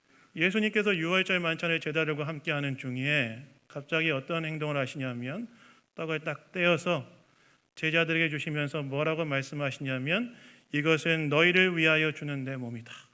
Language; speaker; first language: Korean; native; Korean